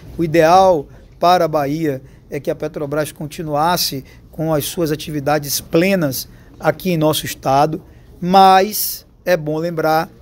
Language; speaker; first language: Portuguese; native; Portuguese